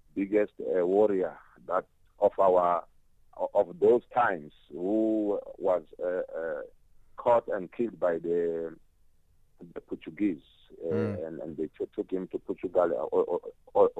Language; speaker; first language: English; non-native, local second language; Tsonga